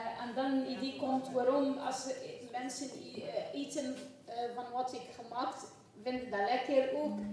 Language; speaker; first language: Dutch; non-native, learner; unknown